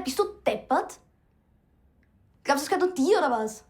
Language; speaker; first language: German; native; German